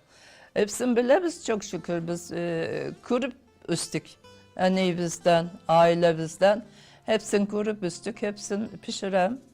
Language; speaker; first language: Turkish; non-native, local second language; Tatar